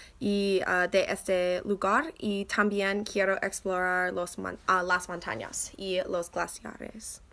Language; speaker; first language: Spanish; non-native, learner; English